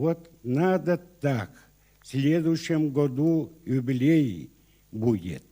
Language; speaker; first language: Russian; non-native, local second language; Yakut